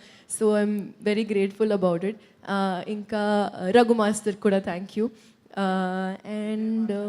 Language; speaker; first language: Telugu; non-native, local second language; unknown